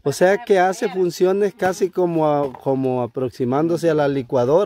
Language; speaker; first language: Spanish; native; Spanish